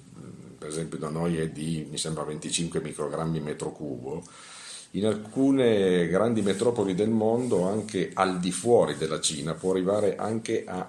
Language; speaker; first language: Italian; native; Italian